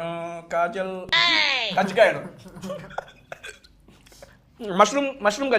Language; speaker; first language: Telugu; native; Telugu